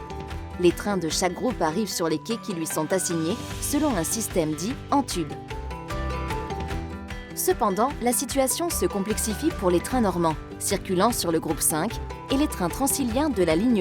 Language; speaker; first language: French; native; French